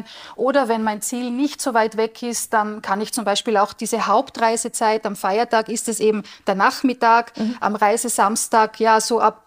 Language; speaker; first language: German; native; German